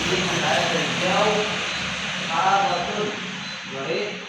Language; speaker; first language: Arabic; non-native, fluent; Indonesian